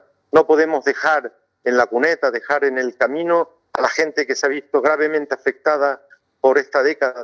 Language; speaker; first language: Spanish; native; Spanish